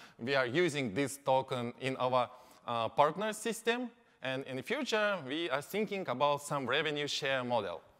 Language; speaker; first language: English; non-native, learner; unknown